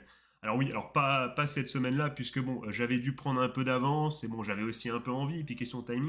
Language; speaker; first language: French; native; French